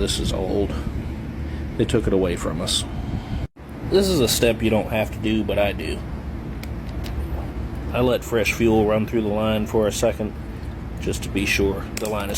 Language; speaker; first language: English; native; English